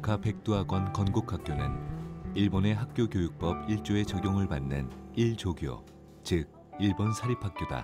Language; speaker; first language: Korean; native; Korean